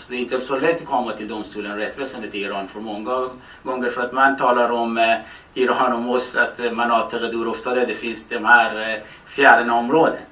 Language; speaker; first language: Swedish; non-native, fluent; Baluchi